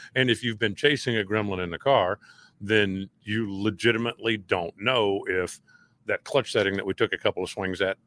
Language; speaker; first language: English; native; English